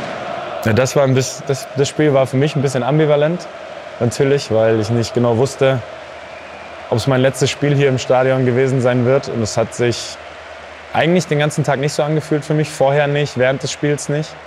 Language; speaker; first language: German; native; German